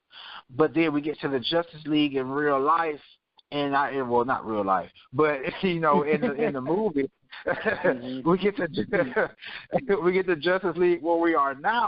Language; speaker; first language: English; native; English